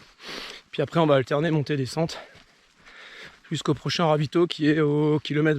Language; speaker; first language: French; native; French